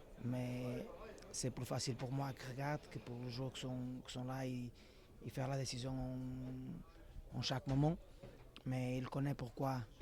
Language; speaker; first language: French; non-native, learner; Portuguese